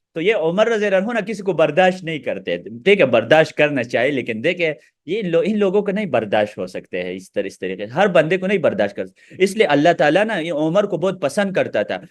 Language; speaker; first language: Urdu; non-native, local second language; Pashto